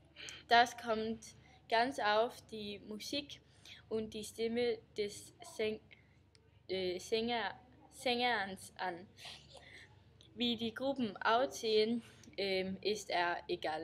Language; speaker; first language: German; non-native, learner; Danish